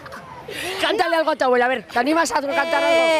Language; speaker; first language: Spanish; native; Spanish